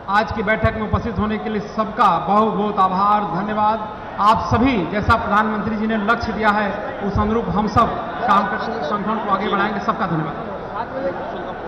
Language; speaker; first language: Hindi; native; Hindi